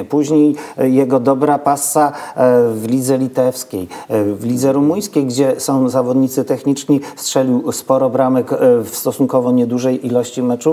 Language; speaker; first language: Polish; native; Polish